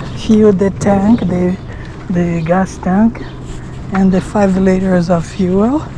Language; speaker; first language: English; non-native, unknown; Portuguese